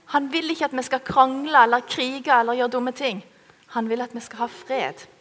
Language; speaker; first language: Norwegian; native; Norwegian